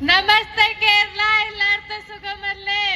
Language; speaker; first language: Malayalam; non-native, learner; Hindi